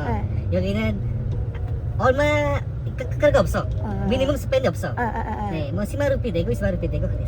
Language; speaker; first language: Korean; non-native, learner; Indonesian